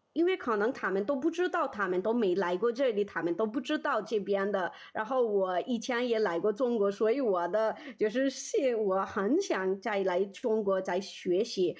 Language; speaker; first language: Chinese; non-native, fluent; Nepali